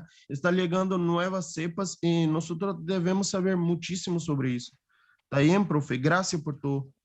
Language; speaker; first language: Spanish; non-native, fluent; Portuguese